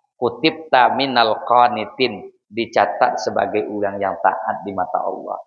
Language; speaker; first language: Malay; non-native, local second language; Minangkabau